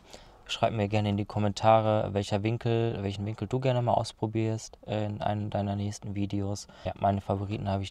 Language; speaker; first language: German; native; German